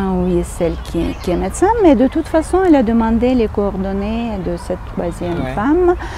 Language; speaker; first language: French; non-native, fluent; Ukrainian